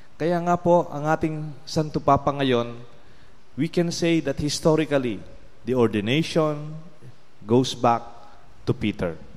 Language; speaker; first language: Filipino; non-native, local second language; Pampanga